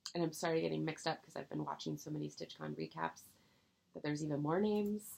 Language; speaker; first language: English; native; English